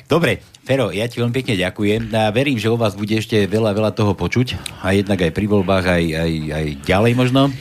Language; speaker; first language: Slovak; native; Slovak